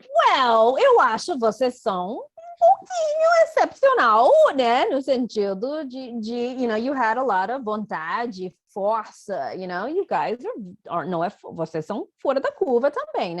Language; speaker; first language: Portuguese; non-native, fluent; English